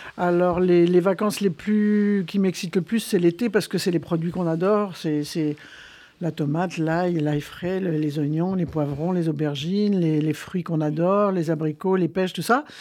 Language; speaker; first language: French; native; French